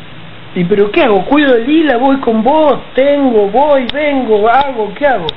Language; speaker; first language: Spanish; native; Spanish